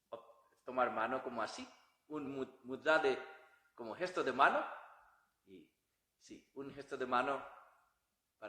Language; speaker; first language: Spanish; non-native, learner; Bangla